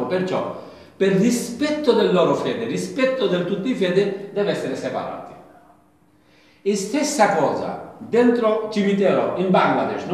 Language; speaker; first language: Italian; non-native, learner; Bangla